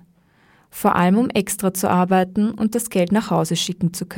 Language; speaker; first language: German; native; German